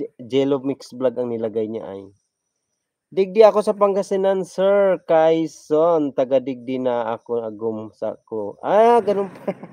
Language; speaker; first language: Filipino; non-native, local second language; Cebuano